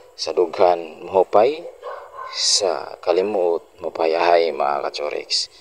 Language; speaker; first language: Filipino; non-native, local second language; Cebuano